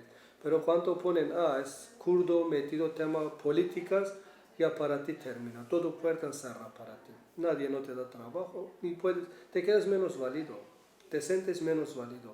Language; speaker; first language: Spanish; non-native, learner; Kurdish